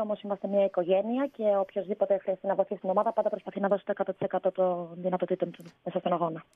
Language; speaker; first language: Greek; native; Greek